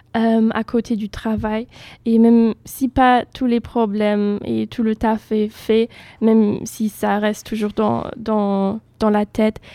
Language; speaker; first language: French; non-native, fluent; German